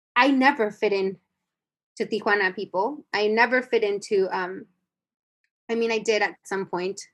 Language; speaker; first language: English; native; English